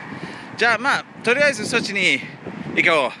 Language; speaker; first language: Japanese; non-native, learner; English